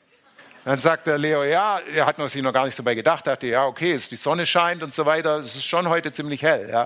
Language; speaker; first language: German; native; German